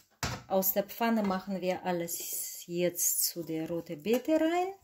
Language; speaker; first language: German; non-native, fluent; Russian